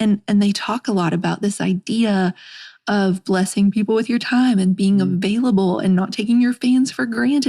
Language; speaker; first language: English; native; English